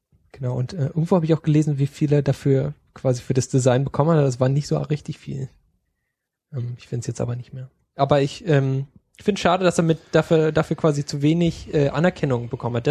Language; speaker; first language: German; native; German